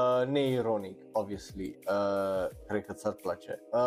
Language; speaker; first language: English; non-native, fluent; Romanian